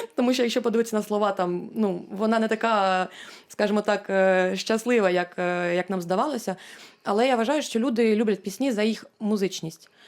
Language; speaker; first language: Ukrainian; non-native, local second language; Russian